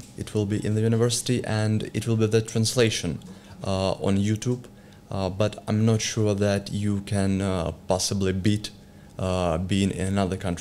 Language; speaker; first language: English; non-native, learner; Ukrainian